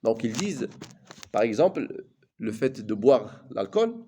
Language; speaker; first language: French; non-native, local second language; Arabic